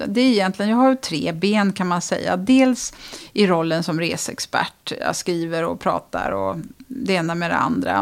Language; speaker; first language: Swedish; native; Swedish